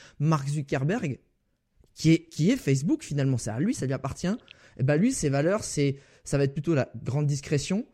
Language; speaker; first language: French; native; French